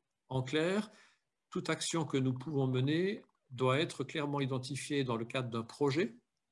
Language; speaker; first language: French; native; French